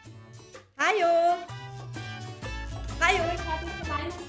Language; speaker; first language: German; native; German